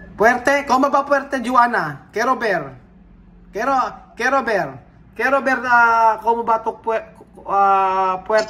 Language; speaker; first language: Spanish; non-native, learner; Filipino